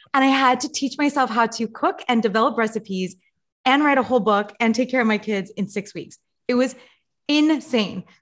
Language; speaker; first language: English; native; English